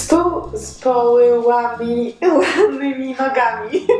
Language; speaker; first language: Polish; non-native, learner; Georgian